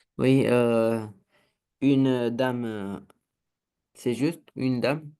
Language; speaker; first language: French; non-native, learner; Romanian